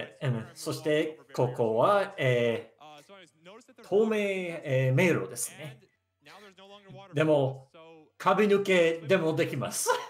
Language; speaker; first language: Japanese; non-native, learner; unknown